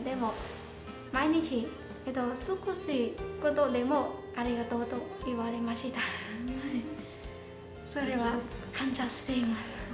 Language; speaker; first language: Japanese; non-native, learner; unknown